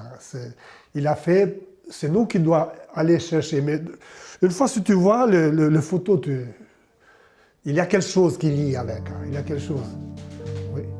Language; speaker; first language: French; non-native, learner; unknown